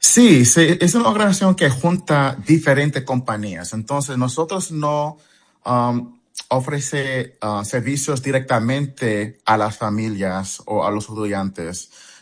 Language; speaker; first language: Spanish; early bilingual, heritage; English